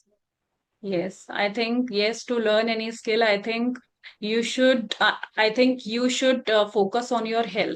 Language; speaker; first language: English; non-native, local second language; Hindi